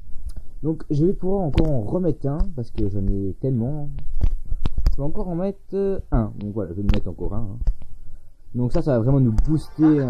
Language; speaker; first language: French; native; French